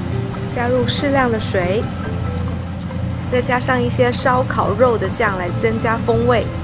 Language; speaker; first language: Chinese; native; Chinese